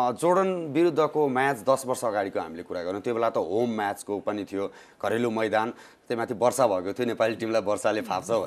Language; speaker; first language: Nepali; native; Nepali